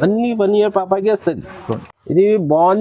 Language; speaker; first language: Telugu; non-native, local second language; Urdu